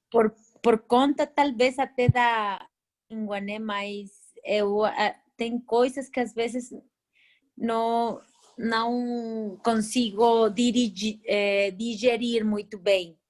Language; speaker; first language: Portuguese; non-native, fluent; Spanish